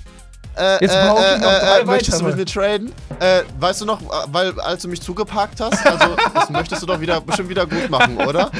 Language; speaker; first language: German; native; German